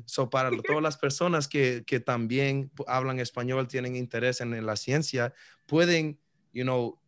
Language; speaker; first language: Spanish; early bilingual, other home language; English